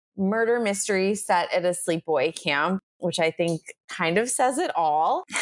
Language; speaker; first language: English; native; English